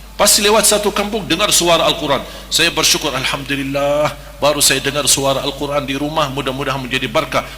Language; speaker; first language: Malay; non-native, fluent; Arabic